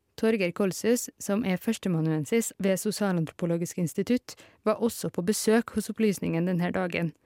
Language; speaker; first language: Norwegian; native; Norwegian